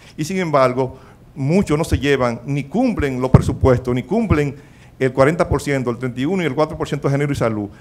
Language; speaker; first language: Spanish; native; Spanish